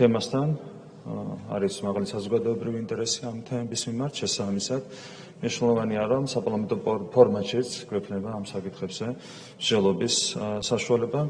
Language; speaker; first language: Georgian; native; Georgian